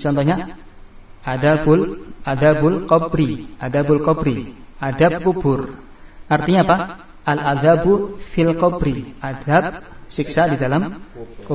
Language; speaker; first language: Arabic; non-native, fluent; Indonesian